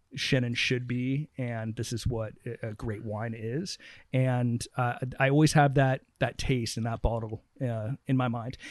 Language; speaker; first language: English; native; English